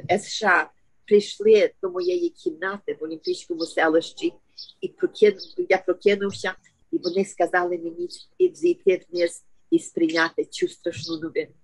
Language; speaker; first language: Ukrainian; early bilingual, heritage; Ukrainian